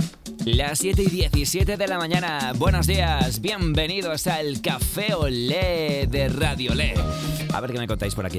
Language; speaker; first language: Spanish; native; Spanish